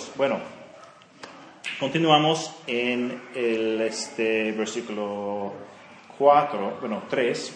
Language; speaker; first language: Spanish; non-native, fluent; English